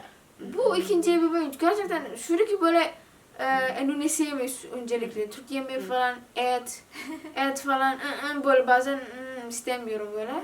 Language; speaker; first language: Turkish; non-native, learner; Indonesian